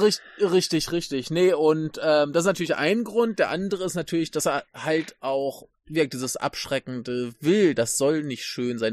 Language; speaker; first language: German; native; German